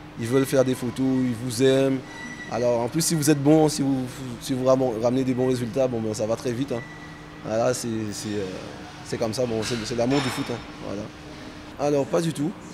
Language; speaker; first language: French; native; French